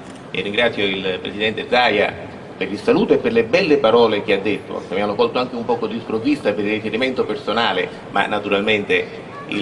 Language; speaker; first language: Italian; native; Italian